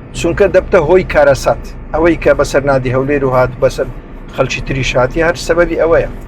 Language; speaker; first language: Central Kurdish; native; Central Kurdish